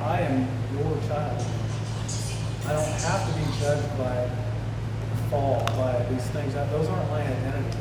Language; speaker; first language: English; native; English